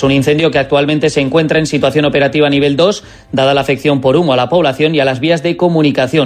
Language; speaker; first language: Spanish; native; Spanish